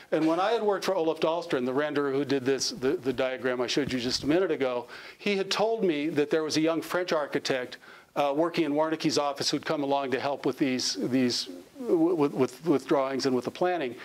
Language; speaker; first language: English; native; English